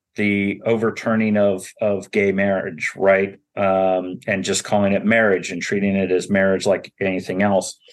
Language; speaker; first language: English; native; English